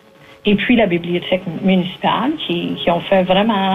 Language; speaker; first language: French; native; French